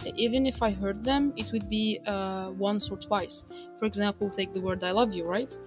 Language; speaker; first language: English; non-native, fluent; Arabic